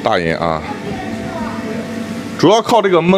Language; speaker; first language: Chinese; native; Chinese